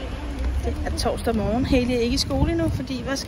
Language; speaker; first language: Danish; native; Danish